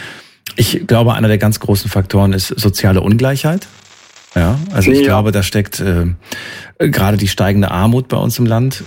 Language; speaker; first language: German; native; German